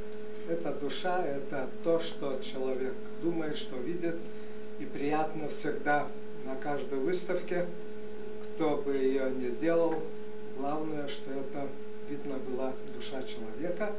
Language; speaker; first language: Russian; non-native, local second language; Lithuanian